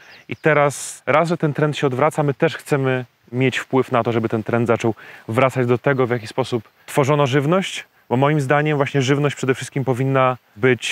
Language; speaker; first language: Polish; native; Polish